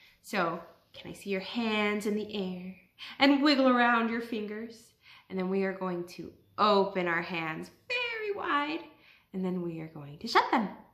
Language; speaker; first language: English; native; English